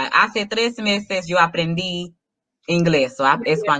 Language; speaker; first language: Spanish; non-native, learner; English